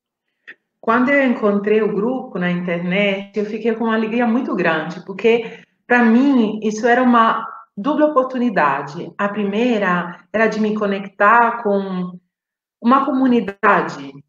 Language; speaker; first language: Portuguese; non-native, fluent; Italian